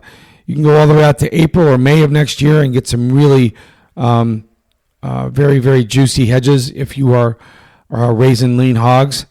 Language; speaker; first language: English; native; English